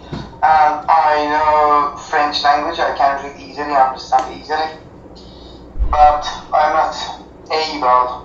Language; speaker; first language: English; non-native, fluent; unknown